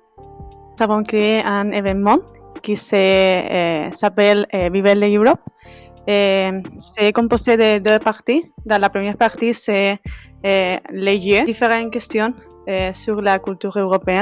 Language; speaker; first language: French; non-native, fluent; Spanish